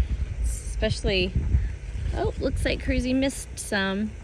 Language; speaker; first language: English; native; English